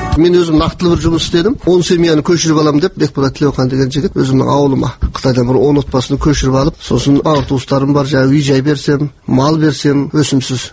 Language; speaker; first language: Kazakh; native; Kazakh